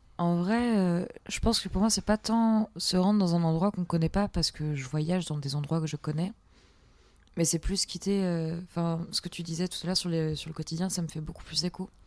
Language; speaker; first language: French; native; French